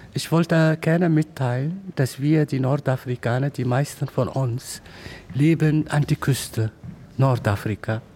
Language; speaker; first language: German; non-native, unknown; Arabic